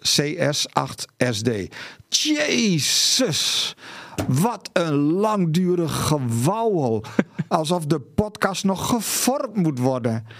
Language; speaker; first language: Dutch; native; Dutch